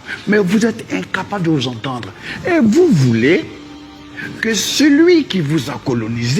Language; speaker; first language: French; non-native, local second language; Dyula